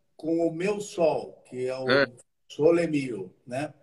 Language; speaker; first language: Portuguese; native; Portuguese